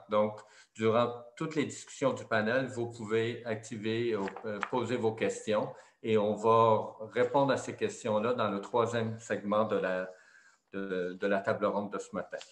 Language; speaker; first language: French; native; French